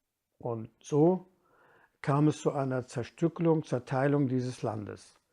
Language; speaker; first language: German; non-native, fluent; Kurdish